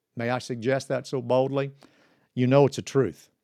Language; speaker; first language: English; native; English